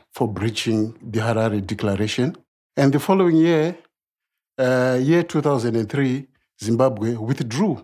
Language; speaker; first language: English; non-native, local second language; Shona